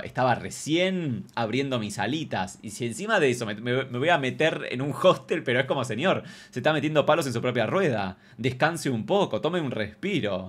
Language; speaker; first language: Spanish; native; Spanish